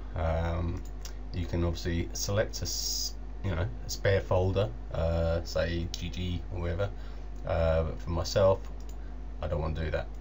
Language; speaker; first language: English; native; English